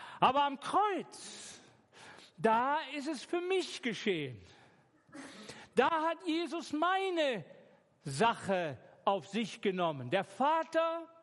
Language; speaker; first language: German; native; German